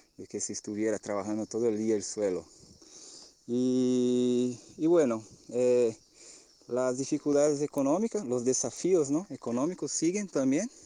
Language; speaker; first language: Spanish; non-native, fluent; Portuguese